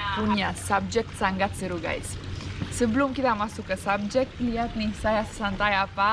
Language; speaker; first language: Indonesian; non-native, fluent; Romanian